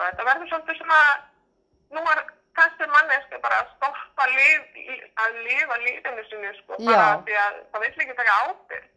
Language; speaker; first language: Icelandic; non-native, fluent; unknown